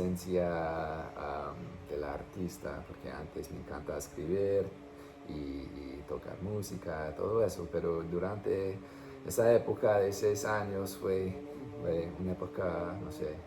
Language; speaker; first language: Spanish; non-native, fluent; English